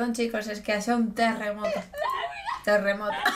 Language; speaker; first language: Spanish; native; Spanish